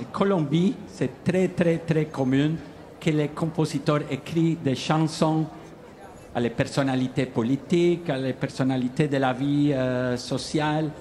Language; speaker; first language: French; non-native, fluent; Spanish